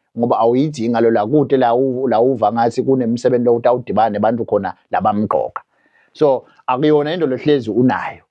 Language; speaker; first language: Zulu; non-native, local second language; Swati